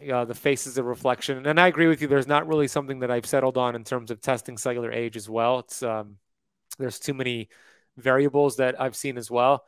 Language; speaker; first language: English; native; English